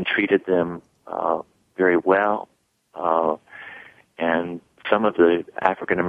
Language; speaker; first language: English; native; English